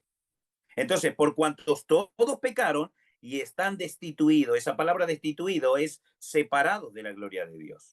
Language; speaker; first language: Spanish; native; Spanish